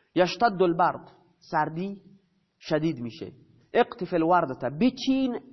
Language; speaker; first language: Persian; non-native, local second language; Baluchi